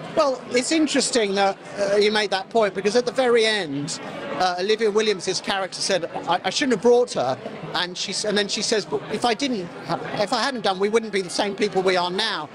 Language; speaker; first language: English; native; English